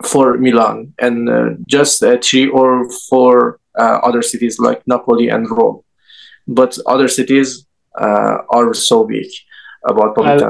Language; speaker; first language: English; non-native, learner; Persian